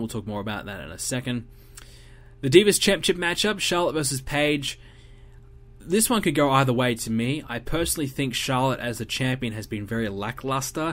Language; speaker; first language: English; native; English